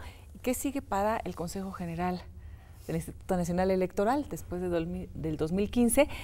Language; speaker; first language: Spanish; native; Spanish